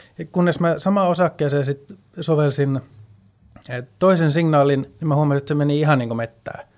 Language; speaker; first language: Finnish; early bilingual, heritage; Finnish